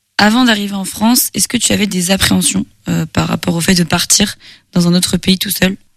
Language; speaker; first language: French; native; French